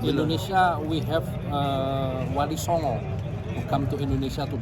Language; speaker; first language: English; non-native, learner; Indonesian